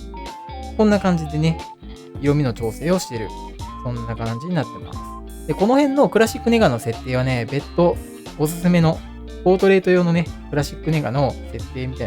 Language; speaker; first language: Japanese; native; Japanese